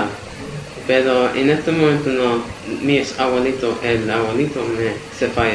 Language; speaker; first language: Spanish; early bilingual, heritage; Spanish